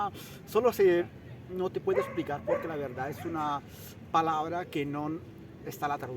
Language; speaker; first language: Spanish; early bilingual, heritage; Italian